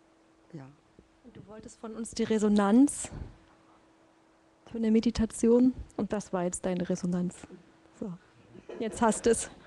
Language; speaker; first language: German; native; German